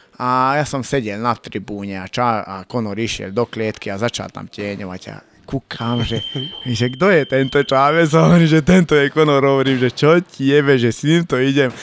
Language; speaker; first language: Slovak; non-native, local second language; Hungarian